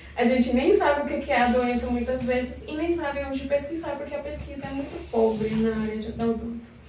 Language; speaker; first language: Portuguese; non-native, fluent; Spanish